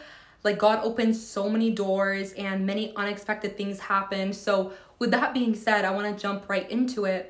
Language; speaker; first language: English; native; English